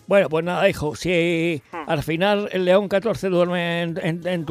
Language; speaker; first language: Spanish; native; Spanish